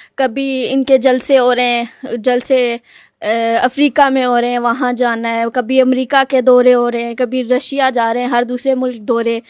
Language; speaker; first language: Urdu; native; Urdu